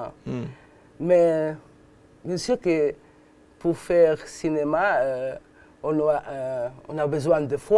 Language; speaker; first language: French; non-native, learner; Catalan